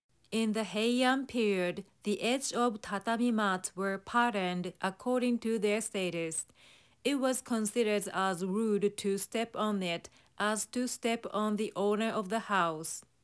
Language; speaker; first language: English; non-native, fluent; Japanese